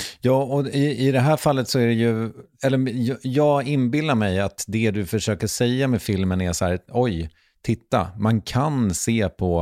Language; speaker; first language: Swedish; native; Swedish